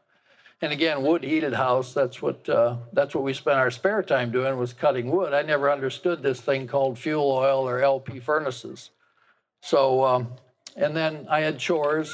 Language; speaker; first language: English; native; English